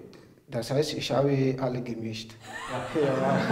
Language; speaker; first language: German; non-native, learner; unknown